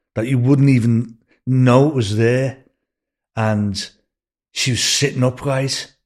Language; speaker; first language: English; native; English